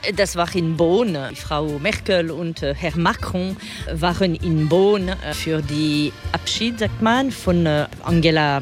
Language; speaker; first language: German; non-native, fluent; French